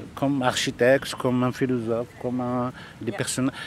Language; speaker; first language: French; non-native, local second language; Arabic